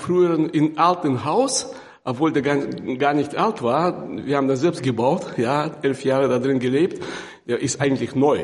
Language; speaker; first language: German; non-native, fluent; Russian